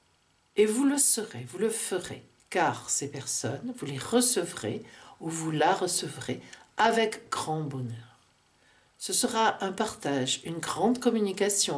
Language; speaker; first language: French; native; French